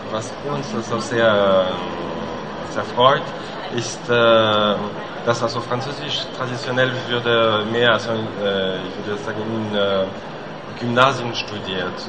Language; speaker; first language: German; non-native, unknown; French